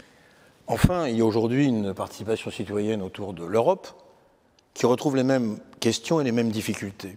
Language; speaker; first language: French; native; French